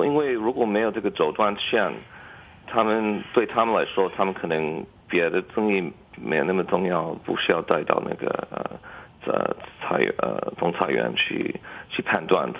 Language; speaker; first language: Chinese; early bilingual, heritage; English